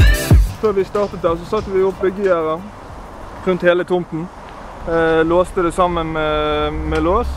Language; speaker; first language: Norwegian; native; Norwegian